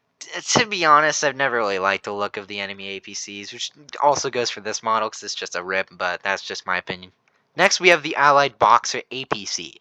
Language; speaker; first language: English; native; English